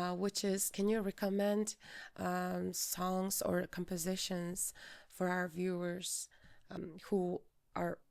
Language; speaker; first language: English; non-native, fluent; Mongolian